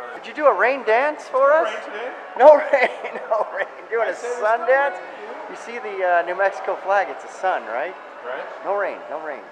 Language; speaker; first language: English; non-native, fluent; German